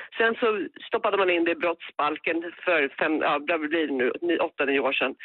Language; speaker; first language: Swedish; native; Swedish